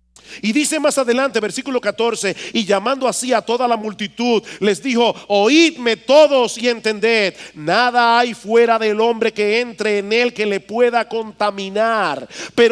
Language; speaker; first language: Spanish; native; Spanish